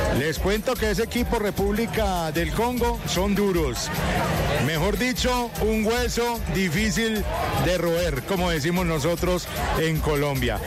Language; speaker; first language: Spanish; native; Spanish